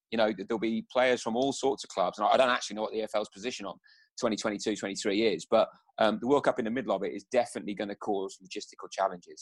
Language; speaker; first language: English; native; English